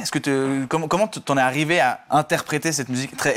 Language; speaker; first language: French; native; French